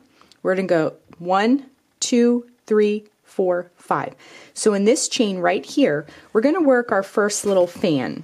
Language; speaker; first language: English; native; English